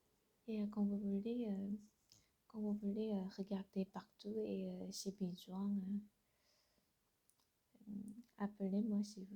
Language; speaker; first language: French; non-native, learner; Korean